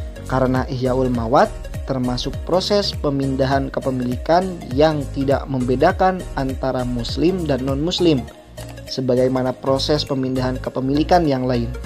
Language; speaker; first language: Indonesian; native; Indonesian